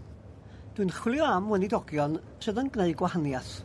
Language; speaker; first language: Welsh; native; Welsh